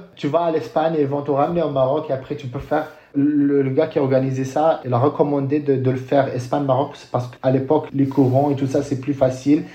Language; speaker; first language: French; non-native, local second language; Arabic